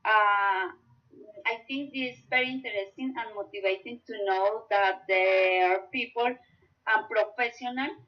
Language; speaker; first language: English; non-native, learner; Spanish